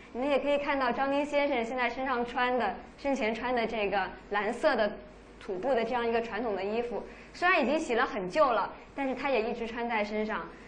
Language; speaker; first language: Chinese; native; Chinese